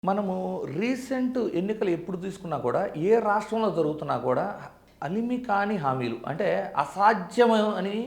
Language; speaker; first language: Telugu; native; Telugu